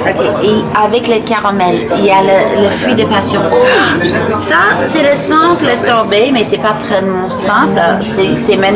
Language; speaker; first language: French; non-native, fluent; English